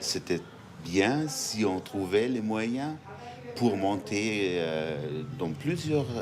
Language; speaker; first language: French; non-native, fluent; German